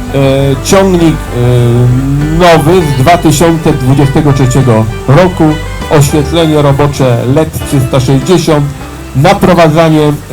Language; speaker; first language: Polish; native; Polish